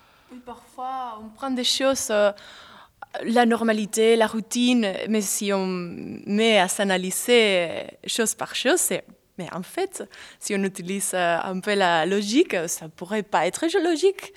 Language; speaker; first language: French; non-native, fluent; Spanish